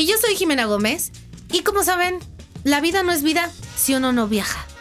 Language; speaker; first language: Spanish; native; Spanish